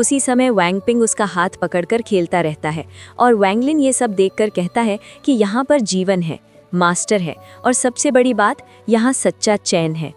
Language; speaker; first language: Hindi; native; Hindi